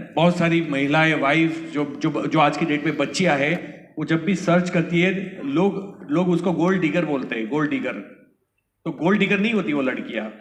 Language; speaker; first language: Hindi; non-native, local second language; Gujarati